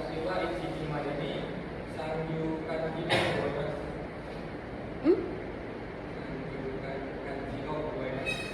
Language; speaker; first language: Japanese; non-native, learner; Indonesian